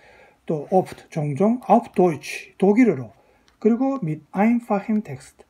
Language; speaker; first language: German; non-native, fluent; Korean